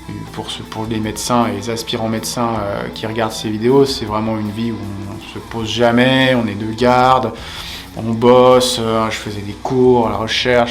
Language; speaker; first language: French; native; French